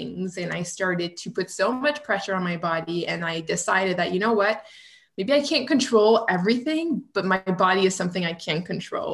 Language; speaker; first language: English; non-native, fluent; French